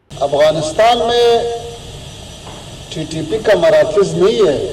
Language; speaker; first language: Urdu; non-native, fluent; Pashto